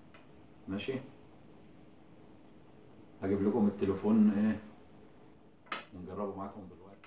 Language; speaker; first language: Arabic; native; Arabic